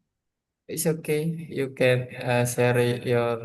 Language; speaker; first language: English; non-native, learner; Indonesian